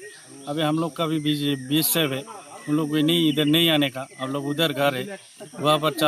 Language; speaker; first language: Hindi; non-native, local second language; Bangla